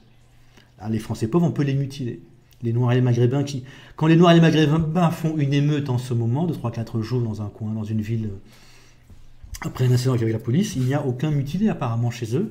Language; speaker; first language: French; native; French